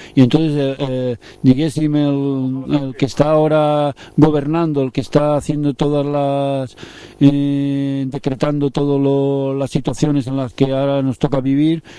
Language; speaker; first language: Spanish; non-native, local second language; Catalan